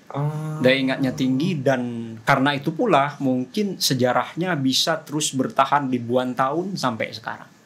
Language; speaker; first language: Indonesian; non-native, local second language; Madurese